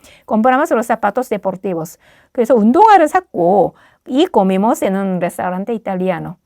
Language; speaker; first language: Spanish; non-native, fluent; Korean